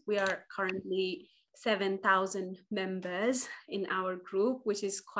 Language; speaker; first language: English; non-native, local second language; Bangla